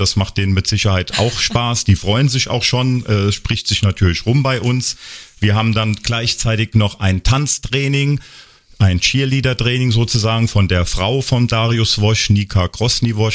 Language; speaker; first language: German; native; German